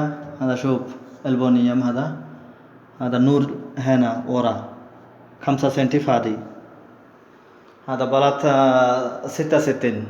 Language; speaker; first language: Arabic; non-native, learner; Bangla